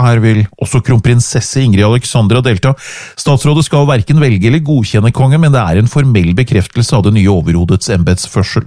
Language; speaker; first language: Norwegian; native; Norwegian